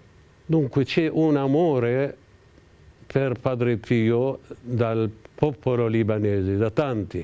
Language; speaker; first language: Italian; non-native, fluent; Arabic